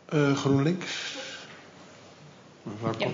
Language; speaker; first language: Dutch; native; Dutch